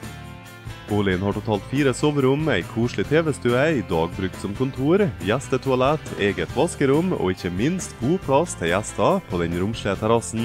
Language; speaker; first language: Norwegian; native; Norwegian